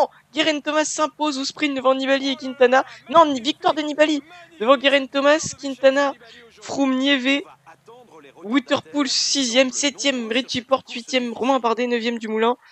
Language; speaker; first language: French; native; French